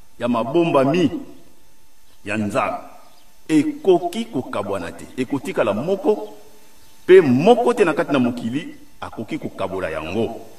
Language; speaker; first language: Lingala; non-native, local second language; Kongo